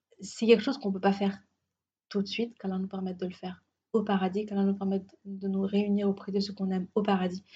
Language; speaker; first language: French; native; French